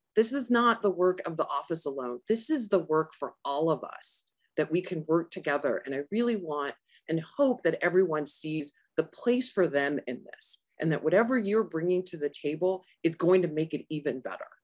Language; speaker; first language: English; native; English